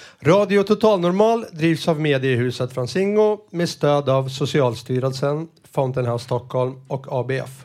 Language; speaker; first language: Swedish; native; Swedish